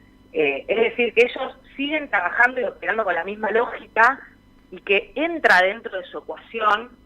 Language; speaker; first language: Spanish; native; Spanish